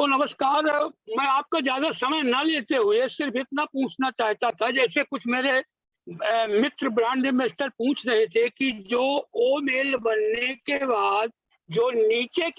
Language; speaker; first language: Hindi; native; Hindi